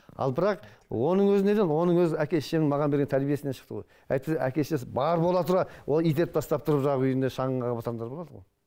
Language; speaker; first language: Kazakh; native; Kazakh